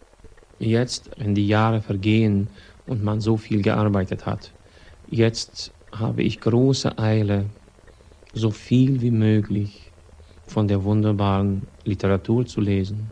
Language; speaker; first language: German; non-native, fluent; Swedish